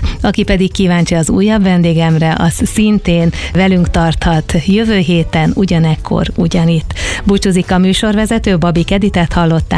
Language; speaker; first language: Hungarian; native; Hungarian